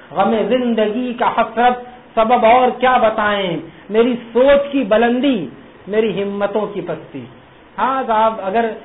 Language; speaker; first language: Urdu; native; Urdu